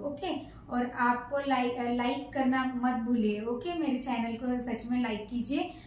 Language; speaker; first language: Hindi; non-native, local second language; Marathi